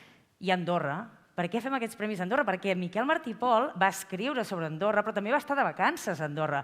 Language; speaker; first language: Catalan; native; Catalan